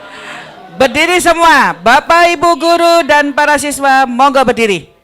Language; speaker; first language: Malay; non-native, local second language; Javanese